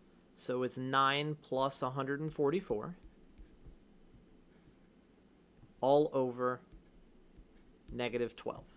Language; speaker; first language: English; native; English